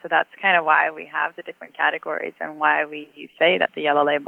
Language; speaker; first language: English; non-native, fluent; Swedish